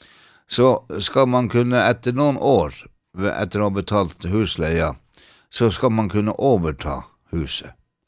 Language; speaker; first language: Swedish; non-native, learner; Norwegian